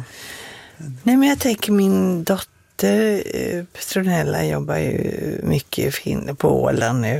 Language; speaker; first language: Swedish; native; Swedish